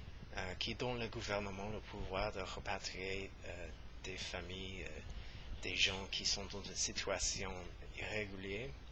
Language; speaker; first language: French; non-native, learner; English